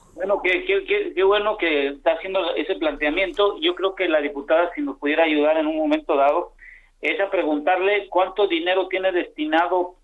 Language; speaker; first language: Spanish; native; Spanish